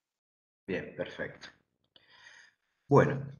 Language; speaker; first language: Spanish; native; Spanish